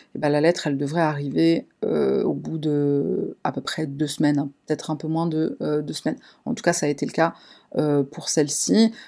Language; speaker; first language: French; native; French